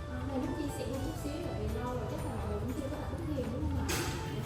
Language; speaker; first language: Vietnamese; non-native, fluent; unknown